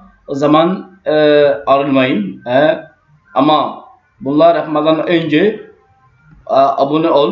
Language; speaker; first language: Turkish; non-native, learner; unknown